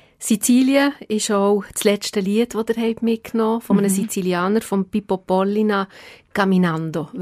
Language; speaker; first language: German; native; German